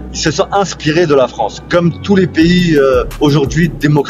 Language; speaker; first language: French; early bilingual, other home language; Turkish